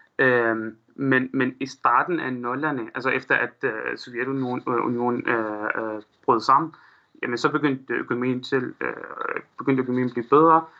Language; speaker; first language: Danish; non-native, fluent; Arabic